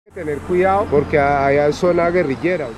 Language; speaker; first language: Spanish; native; Spanish